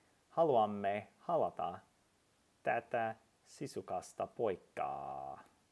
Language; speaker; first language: Finnish; non-native, learner; English